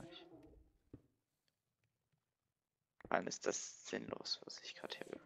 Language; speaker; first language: German; native; German